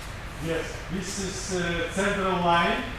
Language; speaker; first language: English; non-native, learner; Russian